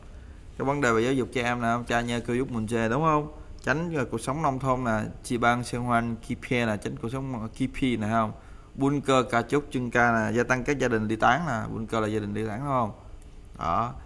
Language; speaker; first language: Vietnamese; native; Vietnamese